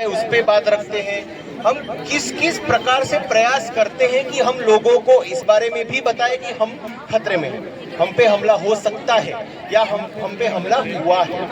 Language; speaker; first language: Hindi; native; Hindi